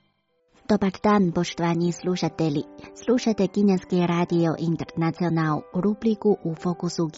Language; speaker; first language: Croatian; non-native, fluent; Chinese